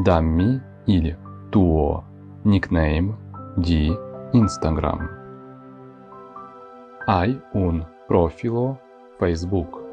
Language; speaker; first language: Italian; non-native, fluent; Ukrainian